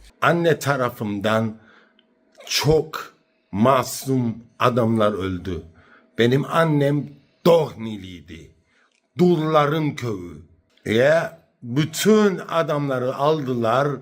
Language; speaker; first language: Turkish; early bilingual, heritage; Turkish